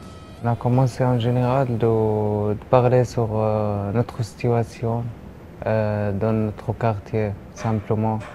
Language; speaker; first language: French; non-native, learner; Arabic